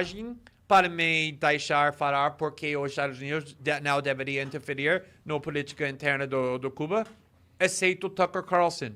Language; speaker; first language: Portuguese; non-native, fluent; English